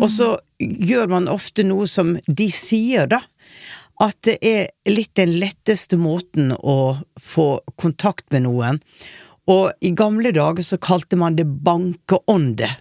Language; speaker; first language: Norwegian; native; Norwegian